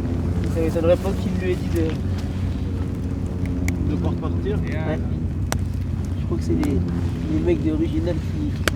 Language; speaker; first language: French; native; French